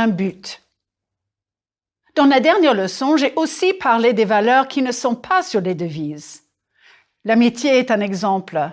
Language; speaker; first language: French; non-native, fluent; English